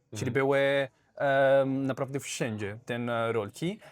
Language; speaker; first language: Polish; non-native, learner; Spanish